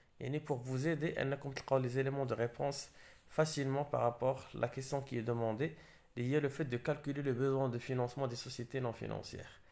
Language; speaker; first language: French; non-native, local second language; Arabic